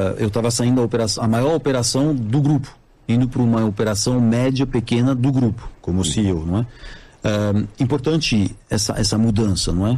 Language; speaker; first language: Portuguese; non-native, fluent; French